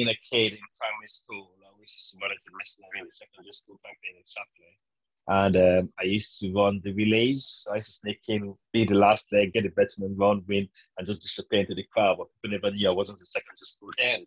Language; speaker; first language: English; non-native, local second language; Yoruba